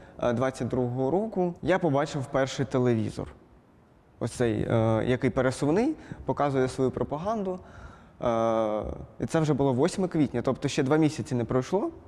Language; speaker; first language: Ukrainian; native; Ukrainian